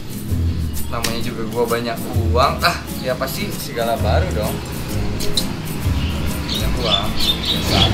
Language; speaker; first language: Indonesian; native; Indonesian